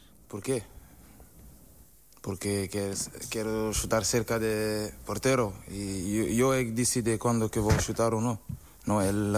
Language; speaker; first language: Spanish; non-native, learner; Portuguese